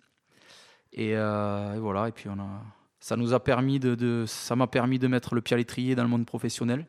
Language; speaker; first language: French; native; French